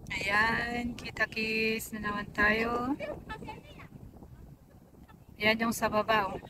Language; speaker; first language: Filipino; native; Filipino